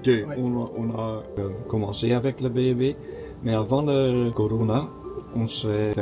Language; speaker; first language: French; non-native, local second language; Dutch